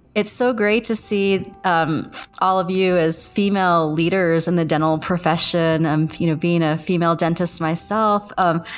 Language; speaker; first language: English; native; English